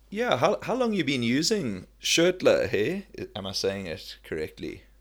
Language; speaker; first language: English; native; English